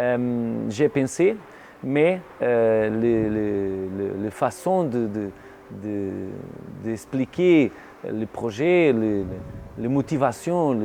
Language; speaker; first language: French; non-native, learner; Portuguese